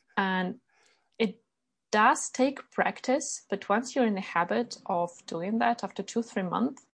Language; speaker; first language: English; non-native, fluent; Ukrainian